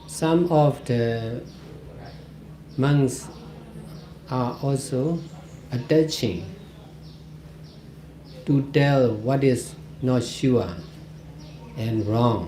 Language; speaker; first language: English; non-native, fluent; Burmese